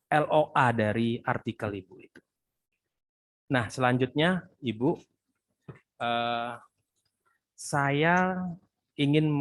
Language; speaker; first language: Indonesian; native; Indonesian